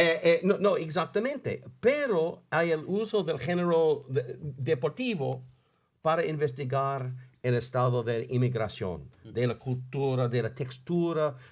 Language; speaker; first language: Spanish; non-native, fluent; English